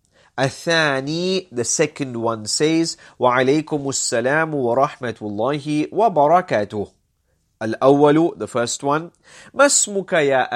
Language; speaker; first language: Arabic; non-native, fluent; English